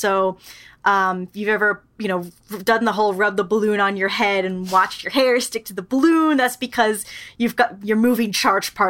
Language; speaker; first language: English; native; English